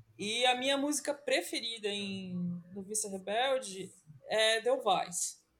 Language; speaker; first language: Portuguese; native; Portuguese